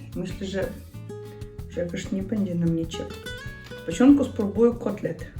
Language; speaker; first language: Polish; non-native, learner; Russian